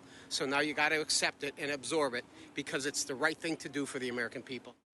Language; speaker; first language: English; native; English